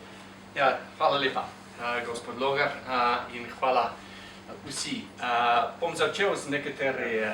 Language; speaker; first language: Slovenian; non-native, fluent; English